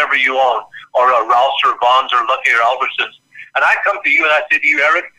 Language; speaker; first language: English; native; English